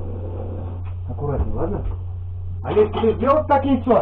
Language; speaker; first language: Russian; native; Russian